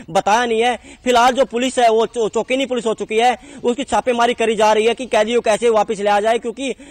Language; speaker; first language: Hindi; native; Hindi